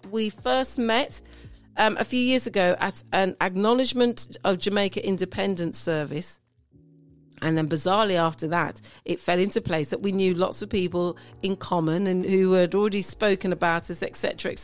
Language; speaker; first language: English; native; English